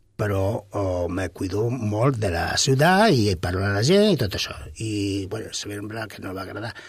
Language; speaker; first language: Catalan; non-native, local second language; Spanish